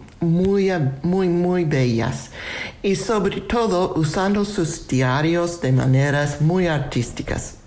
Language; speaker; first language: Spanish; non-native, fluent; English